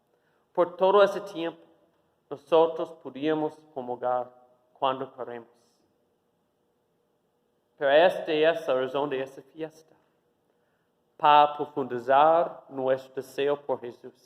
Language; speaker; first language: Spanish; non-native, fluent; English